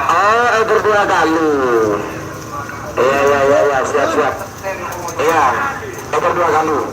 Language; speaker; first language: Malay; non-native, local second language; Madurese